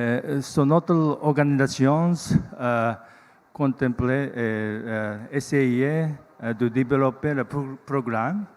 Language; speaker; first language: French; non-native, learner; Japanese